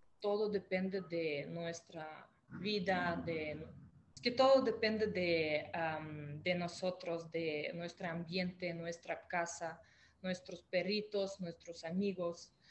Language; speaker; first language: Spanish; non-native, fluent; Russian